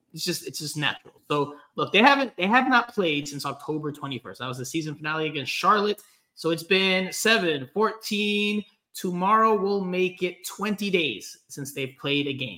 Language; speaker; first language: English; early bilingual, other home language; Spanish